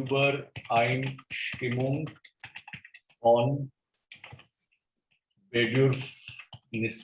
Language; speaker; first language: German; non-native, fluent; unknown